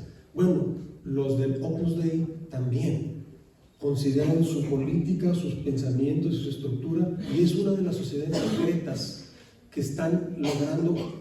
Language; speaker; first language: Spanish; native; Spanish